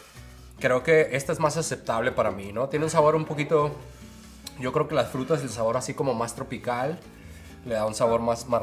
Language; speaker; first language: Spanish; native; Spanish